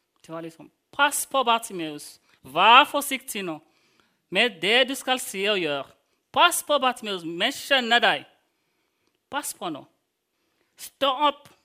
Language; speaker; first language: Norwegian; non-native, fluent; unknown